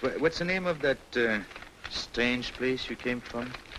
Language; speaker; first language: English; non-native, fluent; French